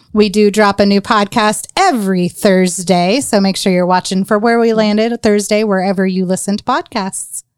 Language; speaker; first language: English; native; English